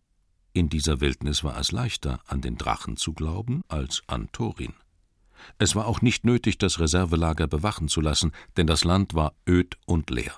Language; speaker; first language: German; native; German